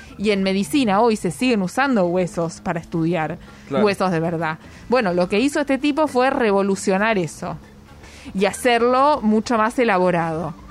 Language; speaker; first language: Spanish; native; Spanish